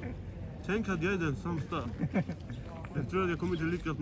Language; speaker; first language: Swedish; early bilingual, other home language; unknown